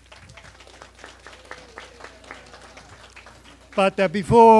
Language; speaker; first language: English; non-native, fluent; Japanese